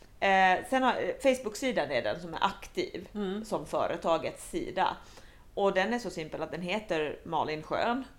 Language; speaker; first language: Swedish; native; Swedish